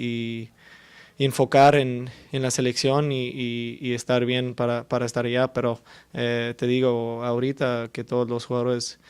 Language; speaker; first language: Spanish; early bilingual, heritage; English